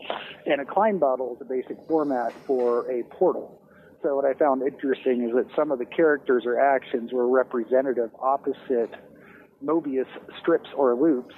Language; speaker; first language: English; native; English